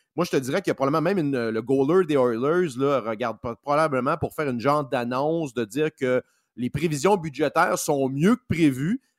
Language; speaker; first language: French; native; French